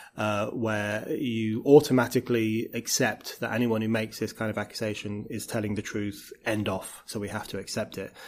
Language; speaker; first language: English; native; English